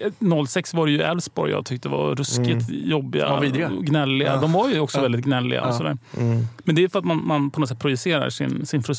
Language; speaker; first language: Swedish; native; Swedish